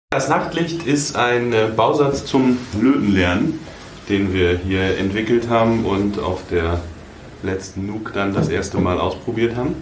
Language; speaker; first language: German; native; German